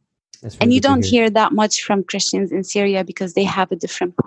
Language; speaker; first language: English; non-native, fluent; Arabic